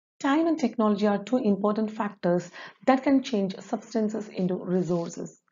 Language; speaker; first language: English; non-native, local second language; Malayalam